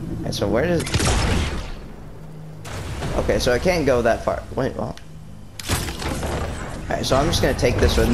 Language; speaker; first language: English; native; English